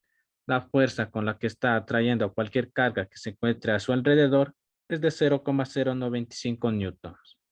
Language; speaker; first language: Spanish; native; Spanish